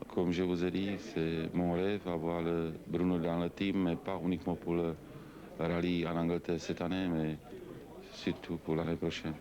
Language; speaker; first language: French; non-native, fluent; Czech